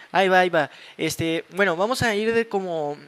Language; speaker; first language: Spanish; native; Spanish